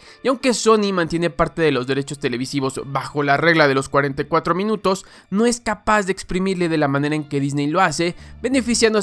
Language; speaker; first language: Spanish; native; Spanish